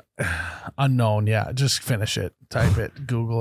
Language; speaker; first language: English; native; English